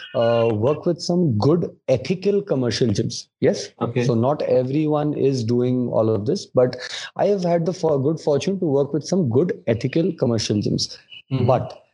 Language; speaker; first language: English; non-native, local second language; Hindi